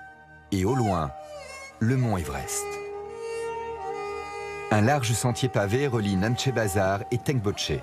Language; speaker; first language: French; native; French